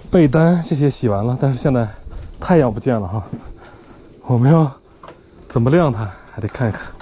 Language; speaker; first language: Chinese; native; Chinese